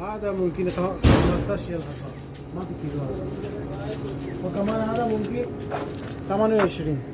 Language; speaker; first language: Arabic; non-native, learner; Bangla